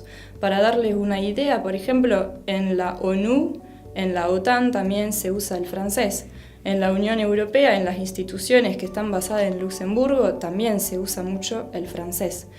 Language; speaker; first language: Spanish; non-native, fluent; French